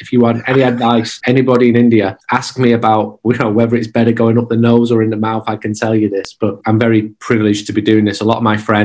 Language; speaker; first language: English; native; English